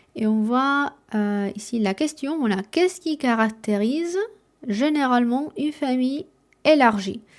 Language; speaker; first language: French; non-native, fluent; Spanish